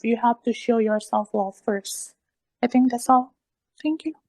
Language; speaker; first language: English; non-native, learner; Indonesian